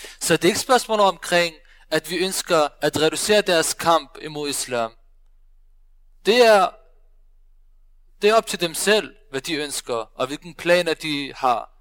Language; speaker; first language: Danish; early bilingual, other home language; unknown